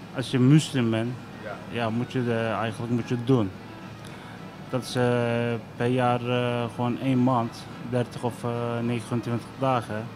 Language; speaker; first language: Dutch; non-native, learner; Turkish